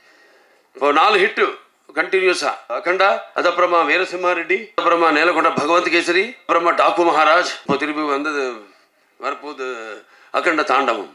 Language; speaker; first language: Tamil; non-native, local second language; Telugu